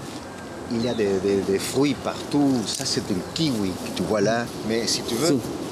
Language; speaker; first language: French; non-native, learner; Spanish